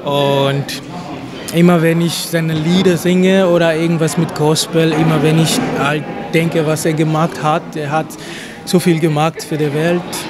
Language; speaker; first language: German; non-native, fluent; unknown